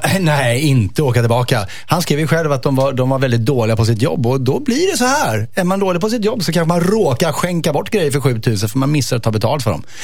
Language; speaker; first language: Swedish; native; Swedish